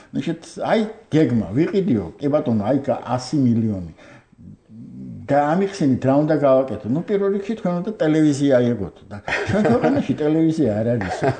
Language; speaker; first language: Georgian; non-native, local second language; Armenian